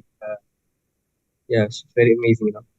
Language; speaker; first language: English; non-native, fluent; Indonesian